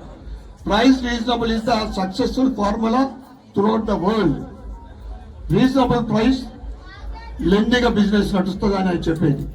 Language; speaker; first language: Telugu; native; Telugu